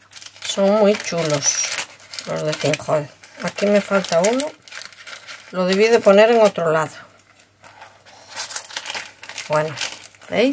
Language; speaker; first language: Spanish; native; Spanish